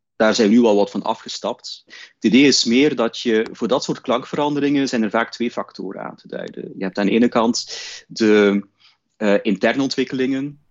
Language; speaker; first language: Dutch; native; Dutch